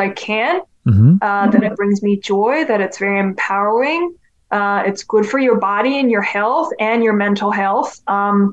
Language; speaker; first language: English; non-native, local second language; Cantonese